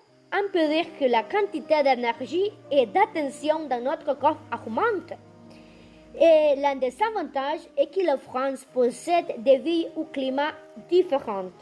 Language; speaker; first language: French; non-native, learner; Spanish